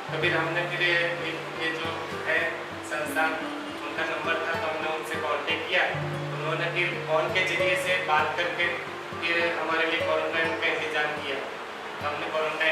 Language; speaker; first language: Hindi; native; Hindi